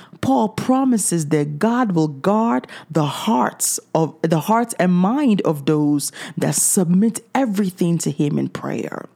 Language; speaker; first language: English; native; English